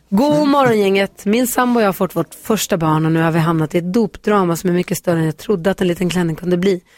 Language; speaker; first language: Swedish; native; Swedish